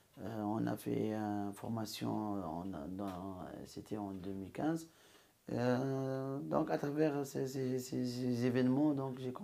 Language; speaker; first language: French; non-native, local second language; Arabic